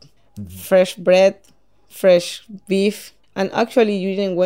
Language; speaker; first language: English; non-native, fluent; Spanish